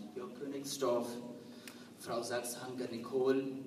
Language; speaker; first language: German; non-native, learner; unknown